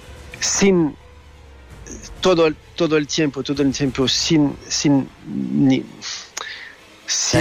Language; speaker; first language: Spanish; non-native, learner; French